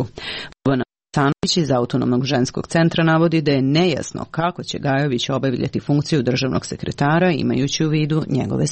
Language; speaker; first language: Serbian; native; Serbian